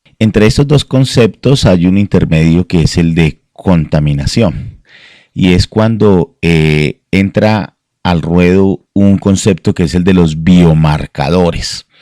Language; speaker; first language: Spanish; native; Spanish